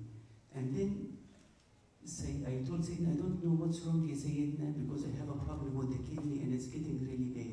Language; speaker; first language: English; non-native, fluent; Arabic